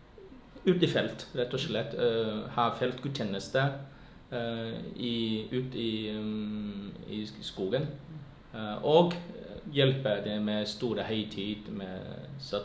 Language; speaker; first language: Norwegian; non-native, fluent; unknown